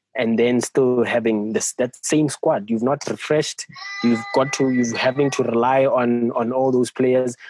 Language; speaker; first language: English; non-native, local second language; Southern Sotho